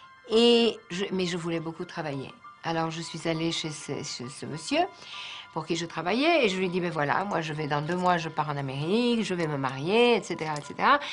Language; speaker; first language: French; native; French